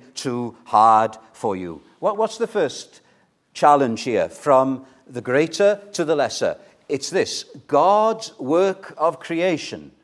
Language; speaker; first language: English; native; English